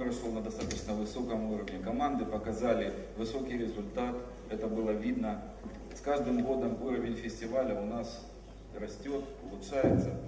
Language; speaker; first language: Russian; native; Russian